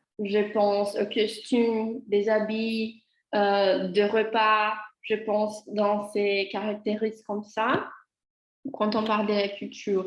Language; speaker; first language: French; non-native, learner; Portuguese